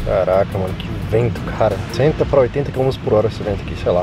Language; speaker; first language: Portuguese; native; Portuguese